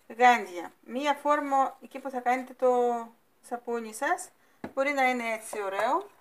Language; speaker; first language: Greek; non-native, fluent; Russian